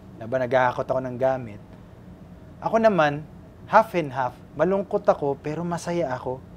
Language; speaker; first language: Filipino; native; Filipino